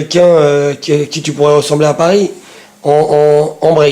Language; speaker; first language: French; native; French